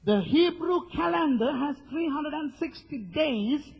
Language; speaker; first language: English; non-native, local second language; Sinhala